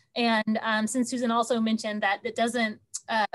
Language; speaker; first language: English; native; English